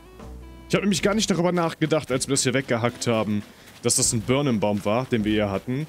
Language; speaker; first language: German; native; German